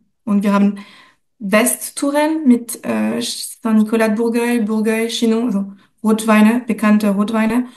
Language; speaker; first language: German; non-native, fluent; French